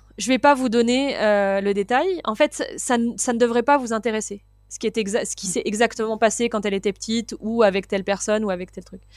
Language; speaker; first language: French; native; French